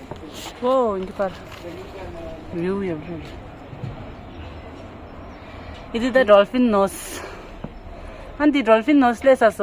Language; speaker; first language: Tamil; non-native, local second language; Tibetan